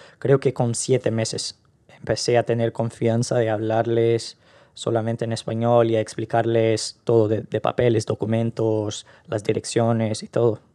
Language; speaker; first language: Spanish; non-native, fluent; Portuguese